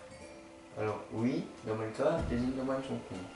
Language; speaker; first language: French; native; French